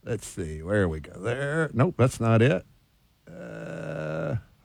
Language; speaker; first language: English; native; English